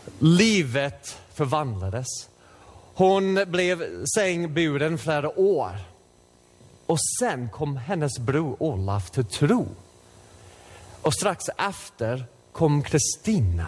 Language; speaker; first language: Swedish; non-native, fluent; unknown